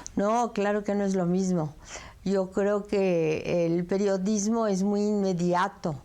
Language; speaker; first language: Spanish; early bilingual, other home language; French